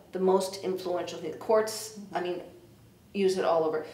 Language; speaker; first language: English; native; English